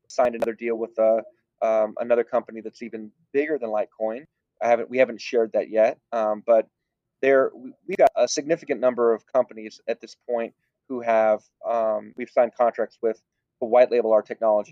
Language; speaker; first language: English; native; English